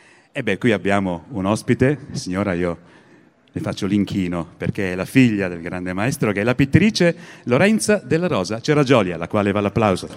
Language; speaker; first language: Italian; native; Italian